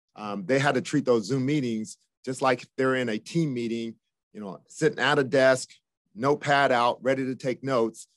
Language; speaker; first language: English; native; English